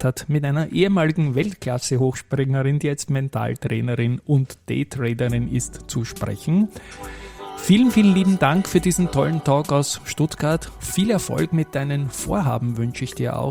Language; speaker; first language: German; native; German